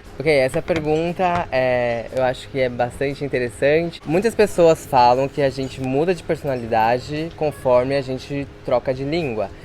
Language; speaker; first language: Portuguese; native; Portuguese